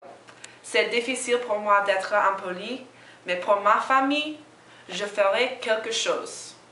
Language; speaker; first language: French; non-native, learner; English